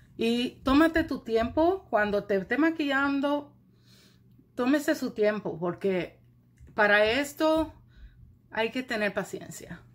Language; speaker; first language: Spanish; early bilingual, heritage; Spanish